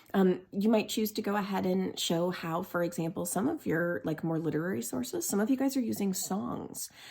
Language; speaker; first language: English; native; English